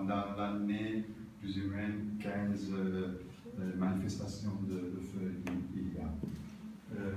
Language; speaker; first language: French; non-native, learner; Italian